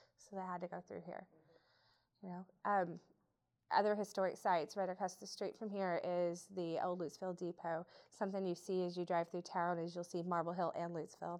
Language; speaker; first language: English; native; English